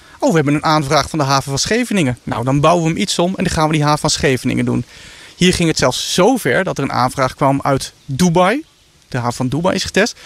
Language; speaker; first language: Dutch; native; Dutch